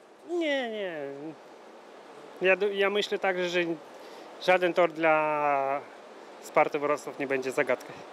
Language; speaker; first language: Polish; non-native, fluent; Russian